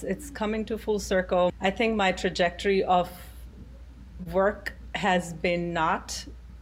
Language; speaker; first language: English; non-native, local second language; Gujarati